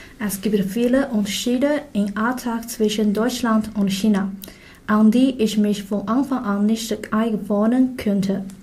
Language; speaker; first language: German; non-native, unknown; Chinese